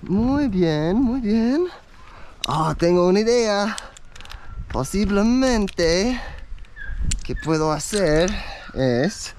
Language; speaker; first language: Spanish; non-native, learner; English